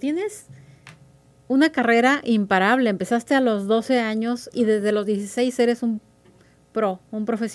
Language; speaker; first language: Spanish; native; Spanish